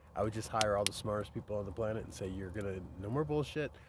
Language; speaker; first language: English; native; English